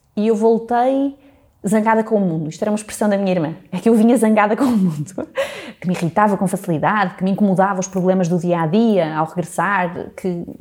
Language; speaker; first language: Portuguese; native; Portuguese